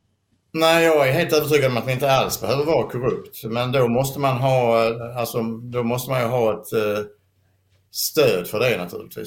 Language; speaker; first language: Swedish; native; Swedish